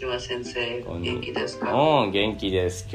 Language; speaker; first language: Japanese; non-native, learner; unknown